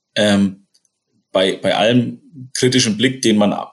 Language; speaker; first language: German; native; German